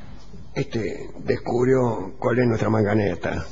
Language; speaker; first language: Spanish; native; Spanish